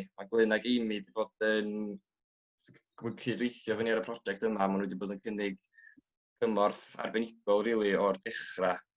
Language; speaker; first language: Welsh; native; Welsh